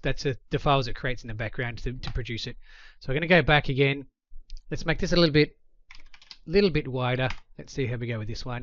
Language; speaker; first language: English; native; English